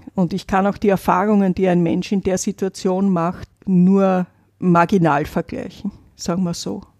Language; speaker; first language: German; native; German